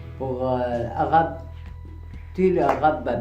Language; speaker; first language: French; non-native, learner; Arabic